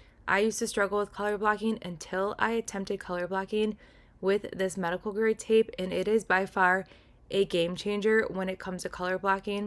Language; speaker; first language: English; native; English